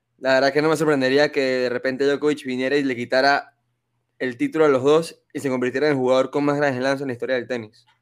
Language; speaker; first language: Spanish; native; Spanish